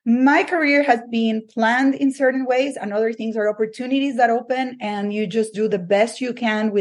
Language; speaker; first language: English; non-native, fluent; Spanish